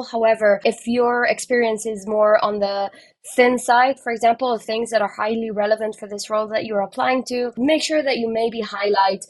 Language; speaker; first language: English; non-native, fluent; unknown